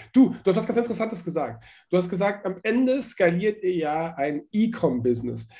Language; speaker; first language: German; native; German